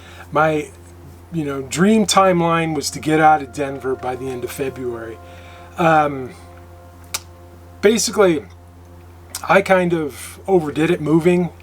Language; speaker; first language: English; native; English